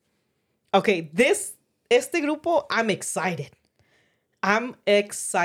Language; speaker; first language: Spanish; early bilingual, heritage; Spanish